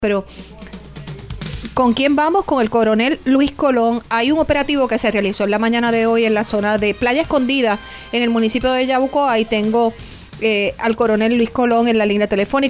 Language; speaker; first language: Spanish; native; Spanish